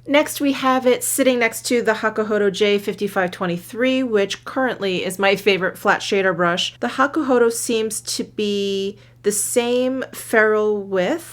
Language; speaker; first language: English; native; English